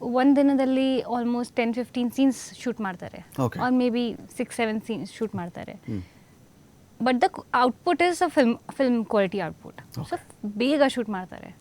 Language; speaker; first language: Kannada; non-native, fluent; Hindi